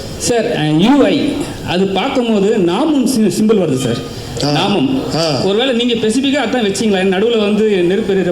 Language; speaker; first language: Tamil; native; Tamil